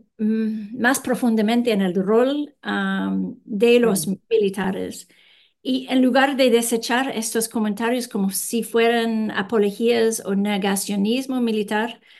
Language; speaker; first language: Spanish; non-native, fluent; English